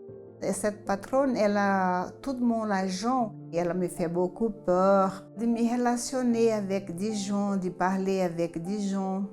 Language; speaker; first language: French; non-native, learner; Portuguese